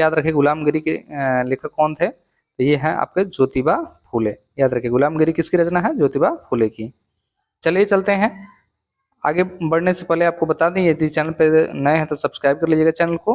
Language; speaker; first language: Hindi; native; Hindi